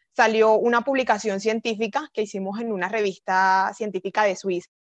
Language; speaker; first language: Spanish; native; Spanish